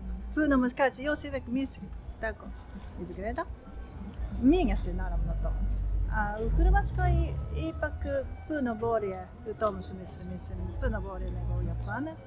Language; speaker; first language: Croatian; non-native, learner; Japanese